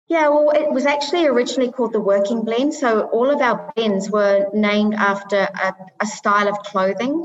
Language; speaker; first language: English; native; English